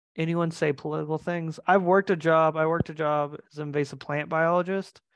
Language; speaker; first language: English; native; English